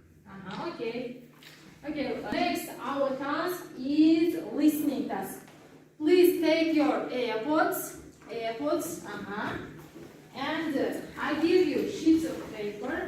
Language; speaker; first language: English; non-native, learner; Kazakh